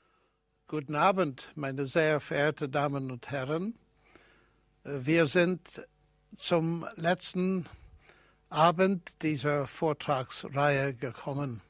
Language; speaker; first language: German; non-native, fluent; English